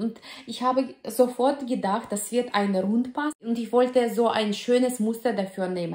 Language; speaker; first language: German; non-native, fluent; Russian